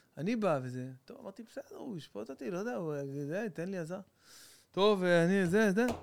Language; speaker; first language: Hebrew; native; Hebrew